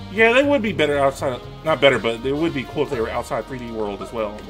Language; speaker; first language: English; native; English